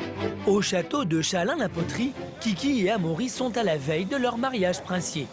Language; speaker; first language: French; native; French